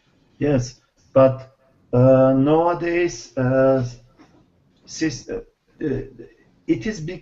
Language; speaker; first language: English; non-native, learner; Turkish